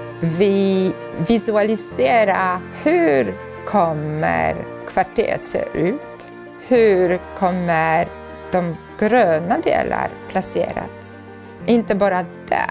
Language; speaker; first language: Swedish; non-native, fluent; Polish